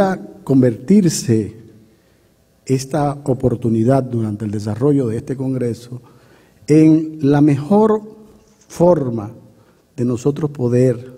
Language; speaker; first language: Spanish; native; Spanish